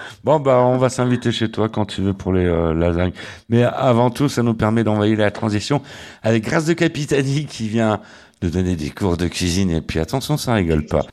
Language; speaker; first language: French; native; French